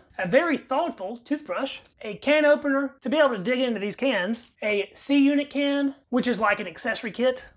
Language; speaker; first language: English; native; English